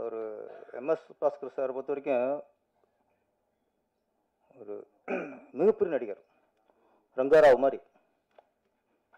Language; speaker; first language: Tamil; native; Tamil